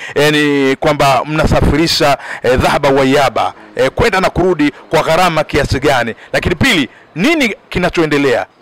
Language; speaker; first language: Swahili; native; Swahili